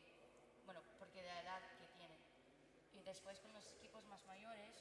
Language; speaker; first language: Spanish; non-native, learner; English